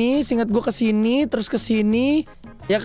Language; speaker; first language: Indonesian; native; Indonesian